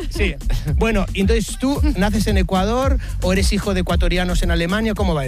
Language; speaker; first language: Spanish; native; Spanish